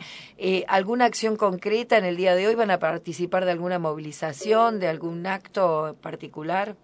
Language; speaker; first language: Spanish; native; Spanish